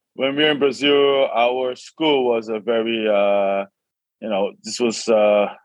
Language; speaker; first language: English; early bilingual, other home language; Korean